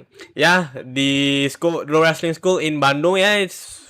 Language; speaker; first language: English; non-native, learner; Indonesian